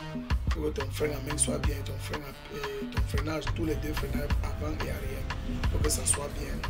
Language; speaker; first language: French; non-native, local second language; English